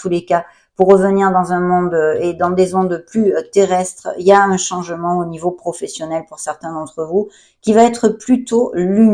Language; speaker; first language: French; native; French